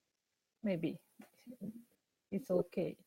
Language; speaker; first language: English; non-native, learner; Japanese